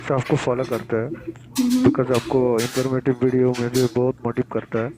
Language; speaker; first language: Hindi; non-native, learner; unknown